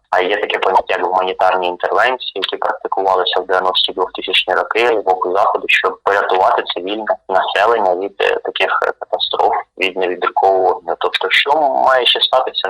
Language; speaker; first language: Ukrainian; native; Ukrainian